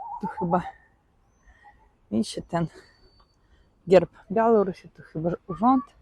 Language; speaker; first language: Polish; non-native, fluent; Russian